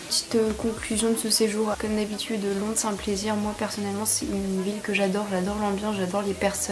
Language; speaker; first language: French; native; French